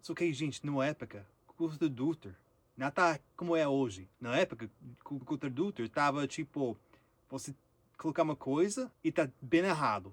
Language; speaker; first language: Portuguese; non-native, learner; English